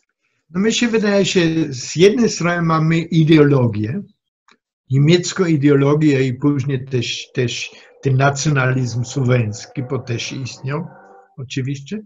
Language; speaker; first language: Polish; non-native, fluent; German